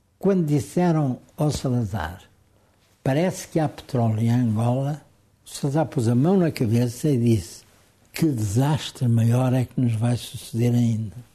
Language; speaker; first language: Portuguese; native; Portuguese